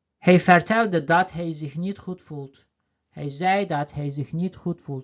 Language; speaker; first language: Dutch; non-native, learner; Turkish